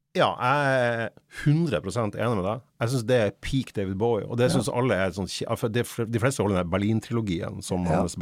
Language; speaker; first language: Norwegian; native; Norwegian